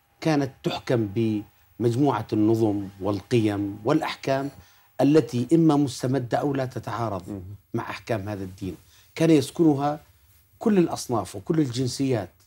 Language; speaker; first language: Arabic; native; Arabic